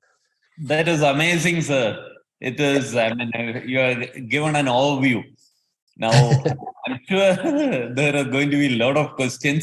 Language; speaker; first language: English; non-native, local second language; Malayalam